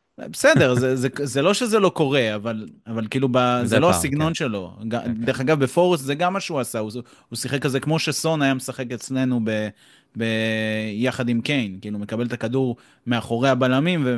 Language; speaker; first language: Hebrew; native; Hebrew